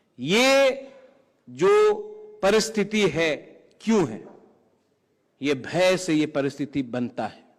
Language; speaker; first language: Hindi; non-native, local second language; Kok Borok